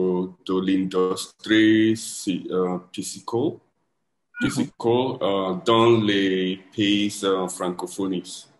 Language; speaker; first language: French; non-native, learner; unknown